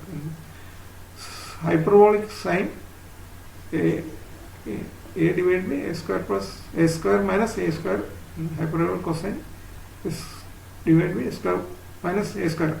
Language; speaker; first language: English; non-native, local second language; Malayalam